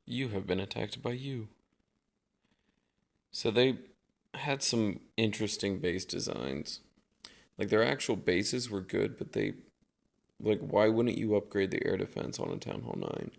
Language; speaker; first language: English; native; English